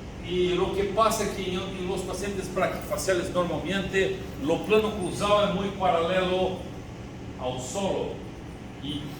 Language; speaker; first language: Spanish; non-native, learner; Portuguese